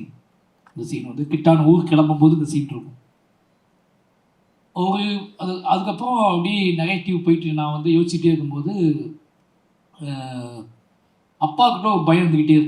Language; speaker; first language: Tamil; native; Tamil